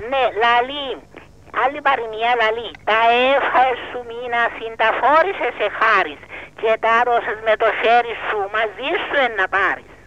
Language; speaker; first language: Greek; native; Greek